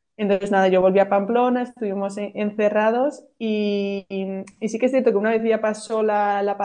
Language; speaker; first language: Spanish; native; Spanish